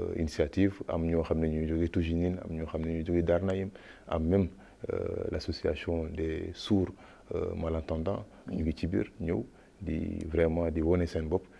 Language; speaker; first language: Wolof; non-native, local second language; Fula